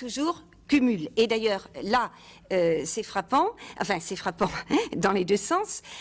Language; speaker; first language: French; native; French